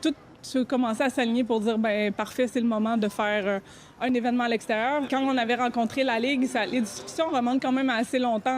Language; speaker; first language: French; native; French